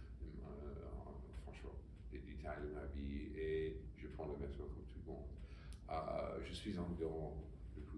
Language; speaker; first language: French; non-native, fluent; English